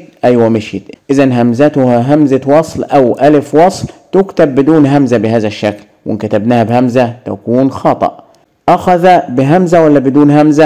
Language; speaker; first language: Arabic; native; Arabic